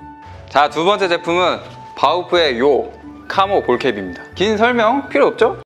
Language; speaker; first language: Korean; native; Korean